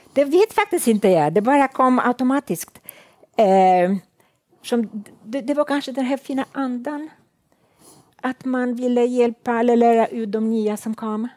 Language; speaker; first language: Swedish; non-native, fluent; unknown